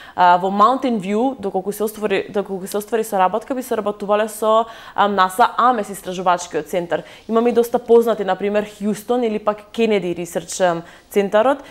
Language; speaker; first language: Macedonian; native; Macedonian